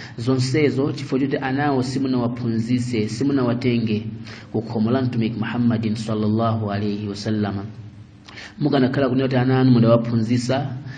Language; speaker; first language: Nyanja; non-native, local second language; Yao